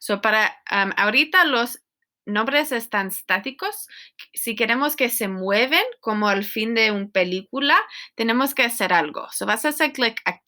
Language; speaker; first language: Spanish; non-native, learner; English